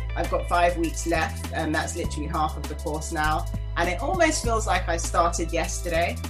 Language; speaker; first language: English; native; English